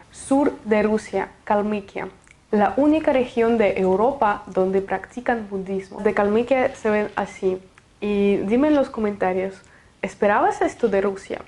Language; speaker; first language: Spanish; non-native, fluent; Russian